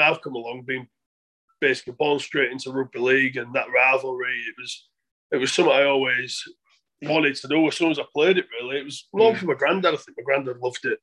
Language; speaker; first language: English; native; English